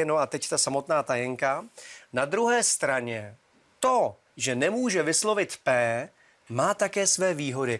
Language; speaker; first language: Czech; native; Czech